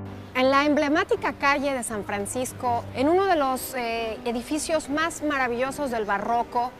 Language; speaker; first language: Spanish; native; Spanish